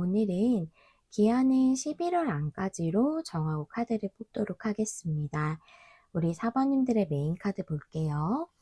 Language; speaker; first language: Korean; native; Korean